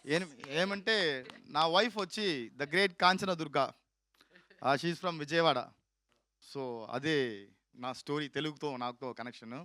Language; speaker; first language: Telugu; non-native, learner; Tamil